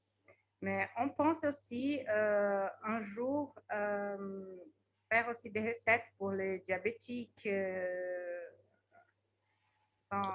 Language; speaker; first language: French; non-native, fluent; Portuguese